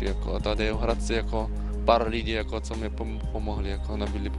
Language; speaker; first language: Czech; non-native, learner; Ukrainian